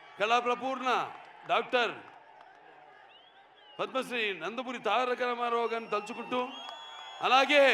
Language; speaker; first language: Telugu; native; Telugu